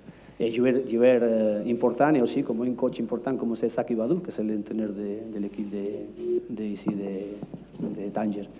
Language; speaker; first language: French; non-native, learner; Spanish